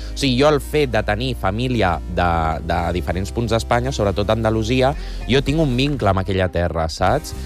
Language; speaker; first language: Catalan; non-native, local second language; Spanish